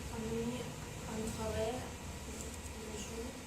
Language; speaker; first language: French; non-native, learner; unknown